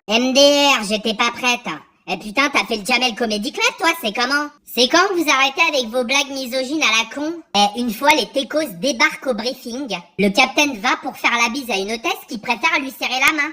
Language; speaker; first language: French; native; French